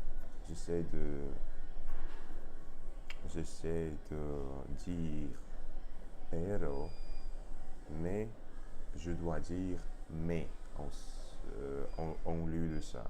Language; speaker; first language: French; non-native, learner; Russian